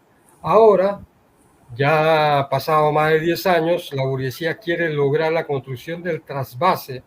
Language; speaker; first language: Spanish; native; Spanish